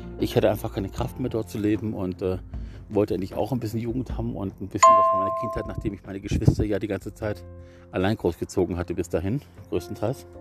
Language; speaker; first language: German; native; German